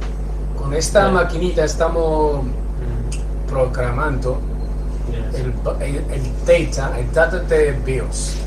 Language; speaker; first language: Spanish; non-native, fluent; Chinese